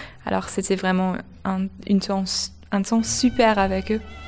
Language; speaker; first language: French; non-native, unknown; German